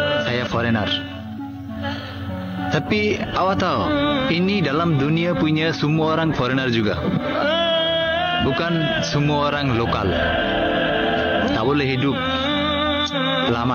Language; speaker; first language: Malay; non-native, learner; Bangla